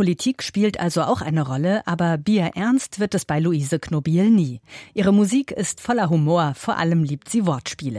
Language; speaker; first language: German; native; German